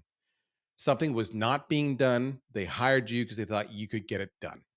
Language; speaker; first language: English; native; English